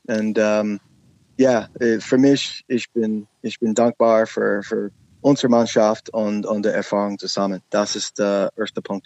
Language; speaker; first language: German; non-native, learner; English